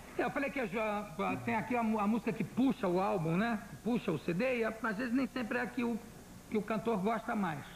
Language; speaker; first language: Portuguese; native; Portuguese